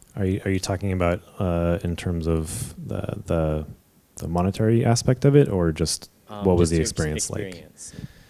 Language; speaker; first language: English; native; English